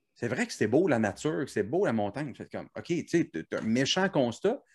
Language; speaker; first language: French; native; French